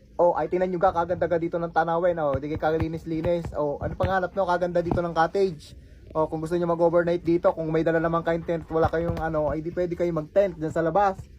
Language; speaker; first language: Filipino; native; Filipino